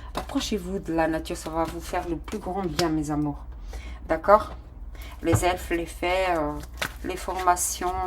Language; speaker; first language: French; non-native, fluent; Portuguese